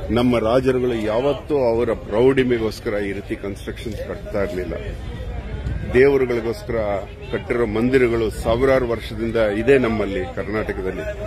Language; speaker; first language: Kannada; native; Kannada